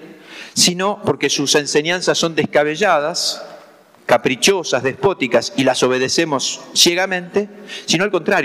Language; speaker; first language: Spanish; native; Spanish